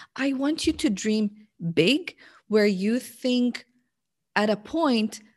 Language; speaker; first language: English; non-native, fluent; Arabic